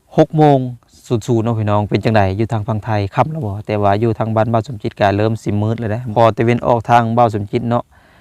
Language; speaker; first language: Thai; native; Thai